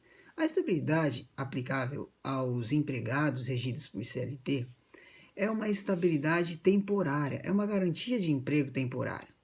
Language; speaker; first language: Portuguese; native; Portuguese